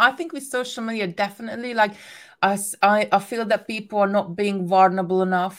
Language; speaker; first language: English; non-native, fluent; Hungarian